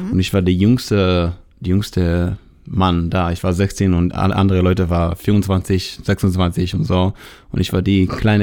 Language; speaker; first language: German; non-native, learner; Hebrew